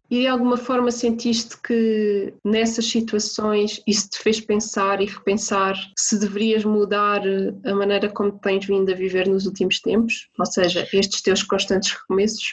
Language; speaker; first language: Portuguese; native; Portuguese